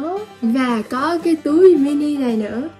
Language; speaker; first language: Vietnamese; early bilingual, heritage; Vietnamese